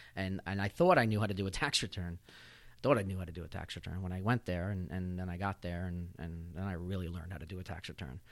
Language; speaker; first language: English; native; English